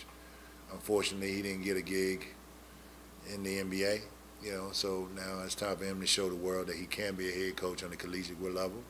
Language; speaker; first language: English; native; English